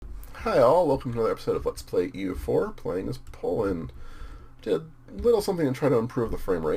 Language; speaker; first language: English; native; English